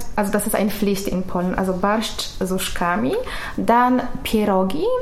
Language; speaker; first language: German; non-native, fluent; Polish